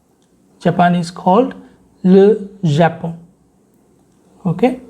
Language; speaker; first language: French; non-native, fluent; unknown